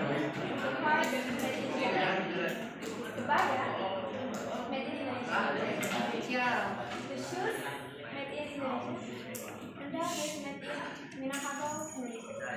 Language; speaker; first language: English; non-native, learner; Indonesian